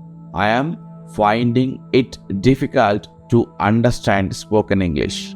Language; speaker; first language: English; non-native, local second language; Telugu